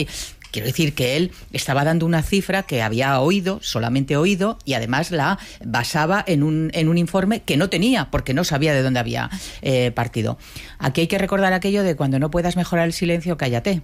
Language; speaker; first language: Spanish; native; Spanish